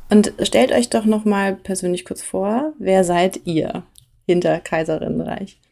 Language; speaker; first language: German; native; German